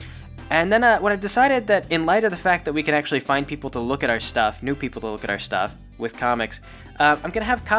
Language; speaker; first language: English; native; English